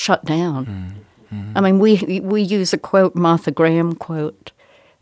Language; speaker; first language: English; native; English